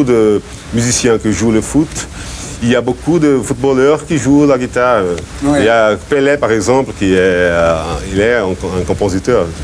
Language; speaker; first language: French; non-native, fluent; Portuguese